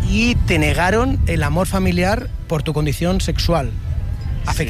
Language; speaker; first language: Spanish; native; Spanish